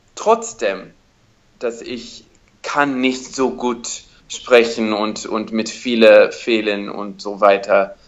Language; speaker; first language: German; non-native, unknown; English